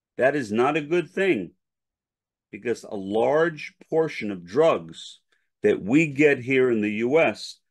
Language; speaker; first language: English; native; English